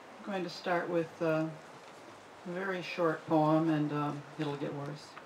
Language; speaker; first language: English; native; English